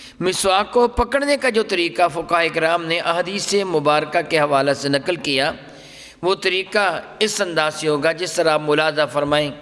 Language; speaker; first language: Urdu; non-native, local second language; Punjabi